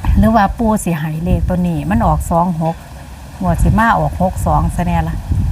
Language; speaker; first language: Thai; native; Thai